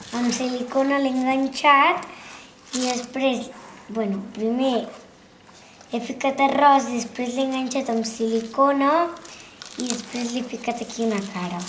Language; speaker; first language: Catalan; non-native, local second language; Spanish